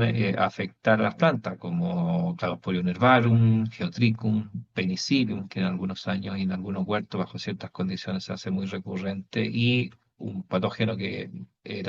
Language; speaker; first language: Spanish; native; Spanish